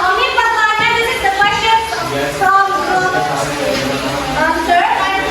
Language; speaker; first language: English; non-native, fluent; Indonesian